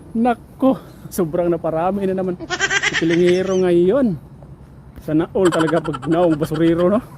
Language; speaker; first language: Filipino; non-native, local second language; Cebuano